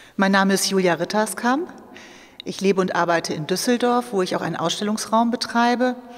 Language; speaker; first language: German; native; German